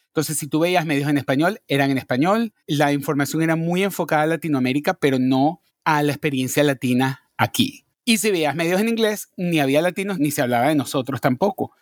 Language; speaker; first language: Spanish; native; Spanish